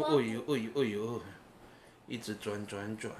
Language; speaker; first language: Chinese; native; Chinese